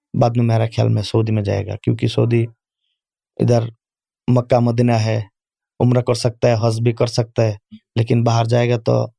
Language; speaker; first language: Urdu; non-native, learner; Bangla